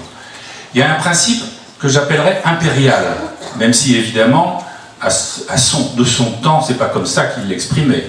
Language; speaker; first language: French; native; French